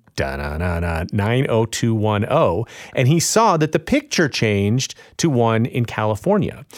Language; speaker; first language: English; native; English